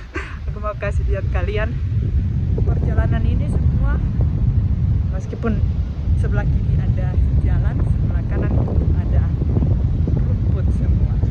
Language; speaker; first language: Indonesian; non-native, fluent; Spanish